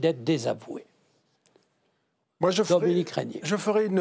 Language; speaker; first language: French; native; French